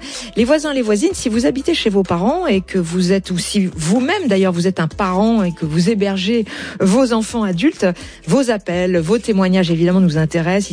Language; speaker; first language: French; native; French